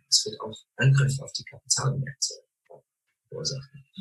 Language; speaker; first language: German; non-native, fluent; English